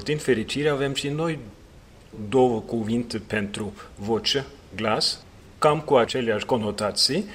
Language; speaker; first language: Romanian; non-native, fluent; Norwegian